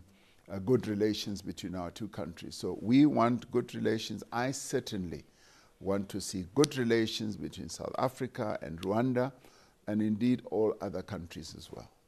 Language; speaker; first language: English; non-native, local second language; Venda